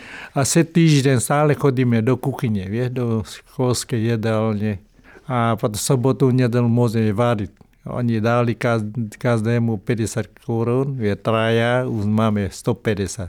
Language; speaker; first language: Slovak; non-native, learner; Vietnamese